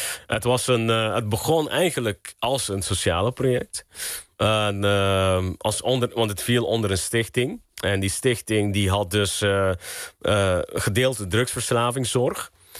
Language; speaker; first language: Dutch; non-native, local second language; Papiamento